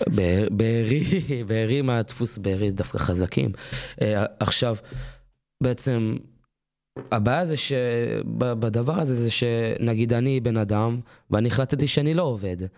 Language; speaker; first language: Hebrew; native; Hebrew